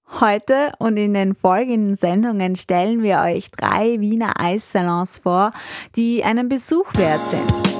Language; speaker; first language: German; native; German